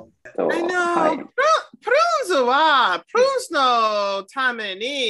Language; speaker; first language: Japanese; non-native, learner; English